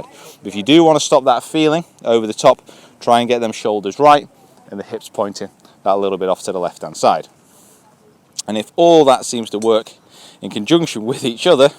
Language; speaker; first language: English; native; English